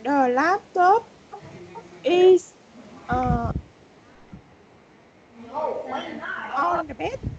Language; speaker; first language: English; non-native, learner; Vietnamese